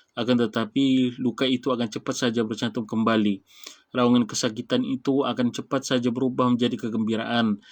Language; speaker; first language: Malay; native; Malay